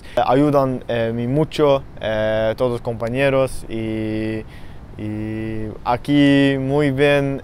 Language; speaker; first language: Spanish; non-native, learner; Swedish